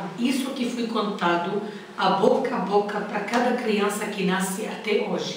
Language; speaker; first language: Portuguese; non-native, learner; Arabic